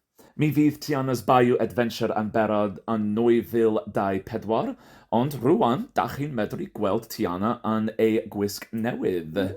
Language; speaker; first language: Welsh; non-native, learner; English